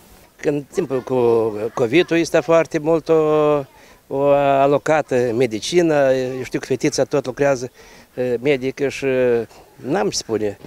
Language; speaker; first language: Romanian; non-native, local second language; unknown